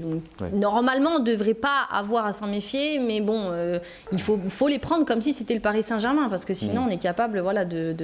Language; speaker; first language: French; native; French